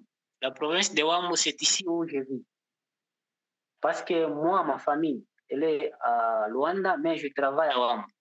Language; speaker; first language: French; non-native, local second language; Portuguese